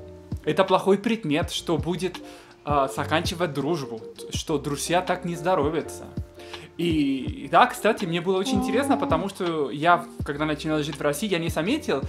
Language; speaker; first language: Russian; non-native, fluent; Spanish